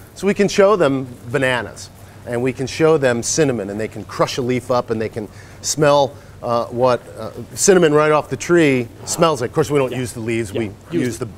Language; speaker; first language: English; native; English